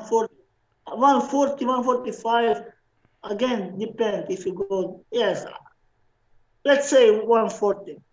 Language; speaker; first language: English; non-native, learner; Slovenian